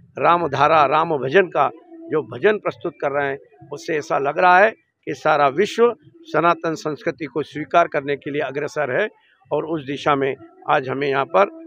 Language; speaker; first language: Hindi; native; Hindi